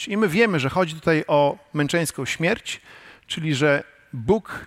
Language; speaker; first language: Polish; native; Polish